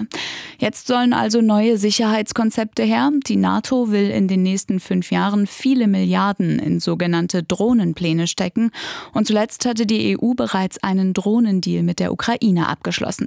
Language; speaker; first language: German; native; German